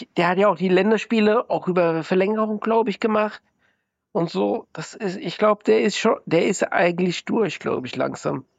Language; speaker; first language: German; native; German